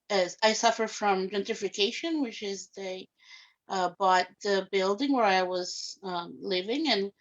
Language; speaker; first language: English; early bilingual, other home language; Spanish